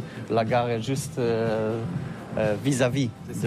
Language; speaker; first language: French; non-native, learner; Polish